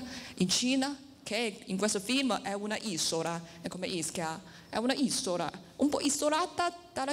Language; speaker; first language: Italian; non-native, learner; Chinese